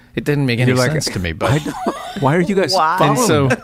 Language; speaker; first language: English; native; English